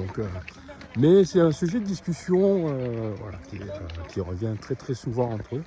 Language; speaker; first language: French; native; French